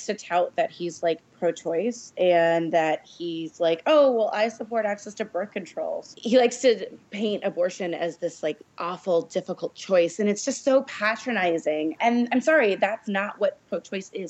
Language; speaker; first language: English; native; English